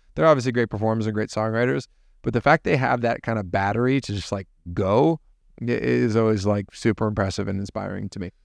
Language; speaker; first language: English; native; English